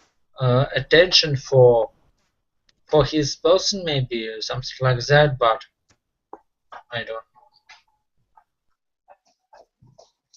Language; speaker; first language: English; non-native, learner; Russian